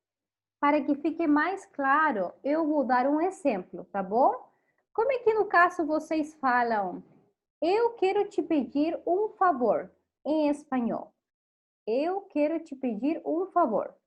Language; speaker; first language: Portuguese; non-native, fluent; Spanish